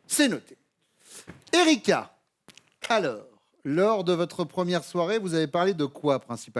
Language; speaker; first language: French; native; French